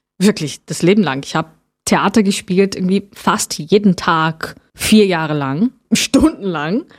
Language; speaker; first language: German; non-native, fluent; Portuguese